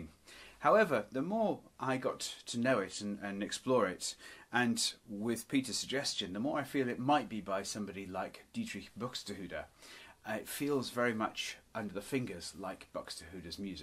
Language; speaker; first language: English; native; English